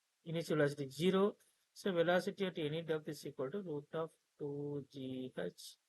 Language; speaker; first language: English; non-native, local second language; Tamil